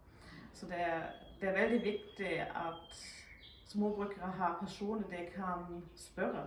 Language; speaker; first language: Norwegian; non-native, fluent; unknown